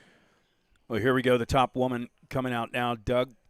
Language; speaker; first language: English; native; English